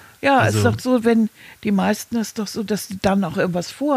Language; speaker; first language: German; native; German